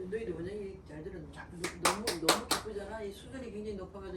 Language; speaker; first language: Korean; native; Korean